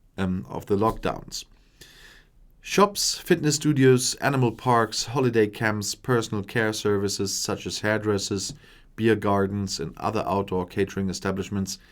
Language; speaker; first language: English; non-native, fluent; German